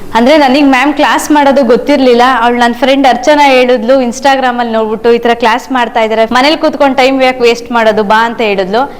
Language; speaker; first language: Kannada; native; Kannada